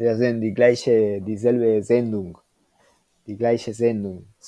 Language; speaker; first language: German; non-native, fluent; Spanish